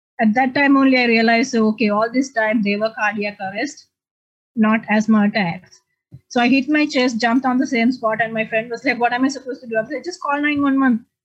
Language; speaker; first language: English; non-native, local second language; Sinhala